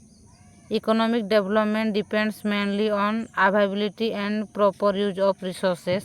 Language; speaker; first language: English; non-native, local second language; Odia